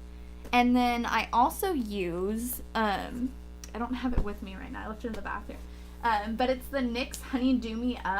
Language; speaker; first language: English; native; English